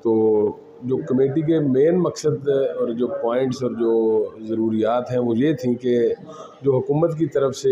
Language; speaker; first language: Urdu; non-native, local second language; Punjabi